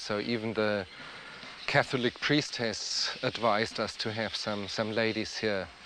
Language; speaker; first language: English; non-native, fluent; German